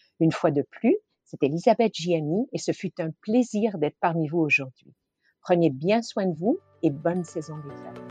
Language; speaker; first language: French; native; French